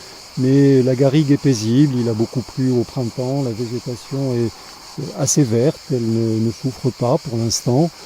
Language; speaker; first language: French; native; French